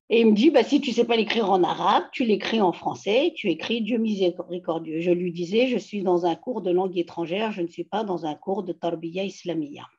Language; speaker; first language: French; native; French